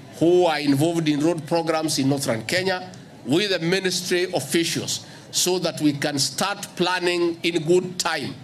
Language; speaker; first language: English; non-native, local second language; Kikuyu